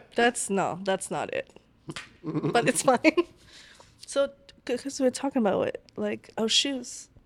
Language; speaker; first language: English; non-native, fluent; Italian